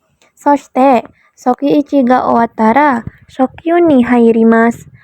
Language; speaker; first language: Japanese; non-native, learner; Indonesian